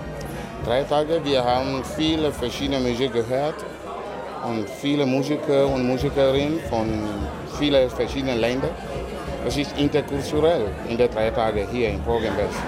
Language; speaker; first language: German; non-native, learner; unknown